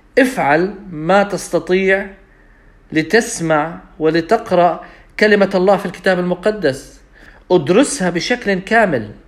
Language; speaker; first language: Arabic; non-native, fluent; English